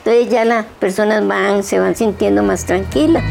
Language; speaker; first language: Spanish; native; Spanish